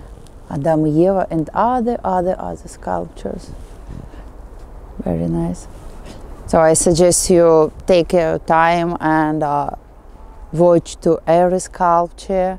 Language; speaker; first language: English; non-native, fluent; Russian